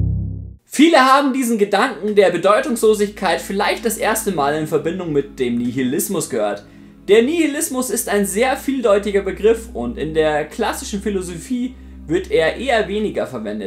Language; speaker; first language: German; native; German